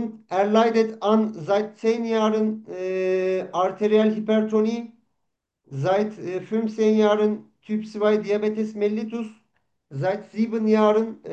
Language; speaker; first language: German; non-native, learner; Turkish